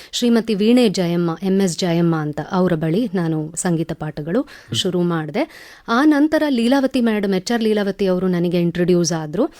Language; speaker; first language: Kannada; non-native, local second language; Tamil